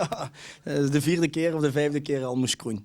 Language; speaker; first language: Dutch; native; Dutch